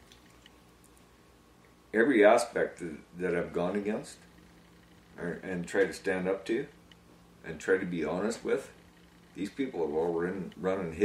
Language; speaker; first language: English; native; English